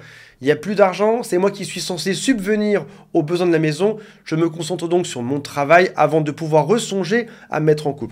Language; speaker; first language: French; native; French